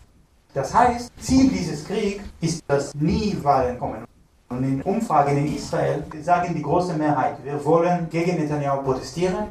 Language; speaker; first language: German; non-native, fluent; Hebrew